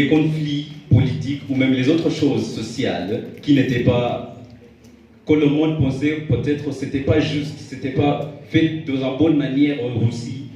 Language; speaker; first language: French; non-native, fluent; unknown